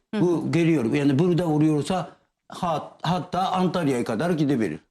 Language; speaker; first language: Turkish; non-native, learner; Japanese